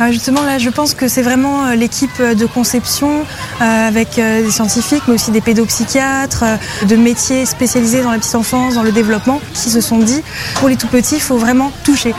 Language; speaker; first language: French; native; French